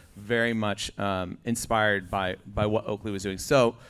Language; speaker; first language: English; native; English